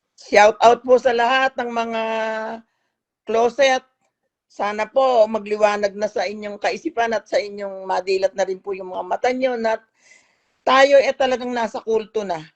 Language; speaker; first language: Filipino; native; Filipino